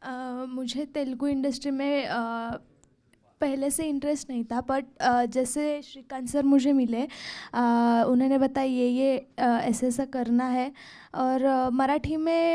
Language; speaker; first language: Hindi; non-native, local second language; Marathi